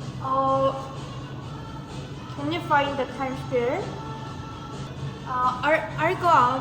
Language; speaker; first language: English; non-native, learner; Korean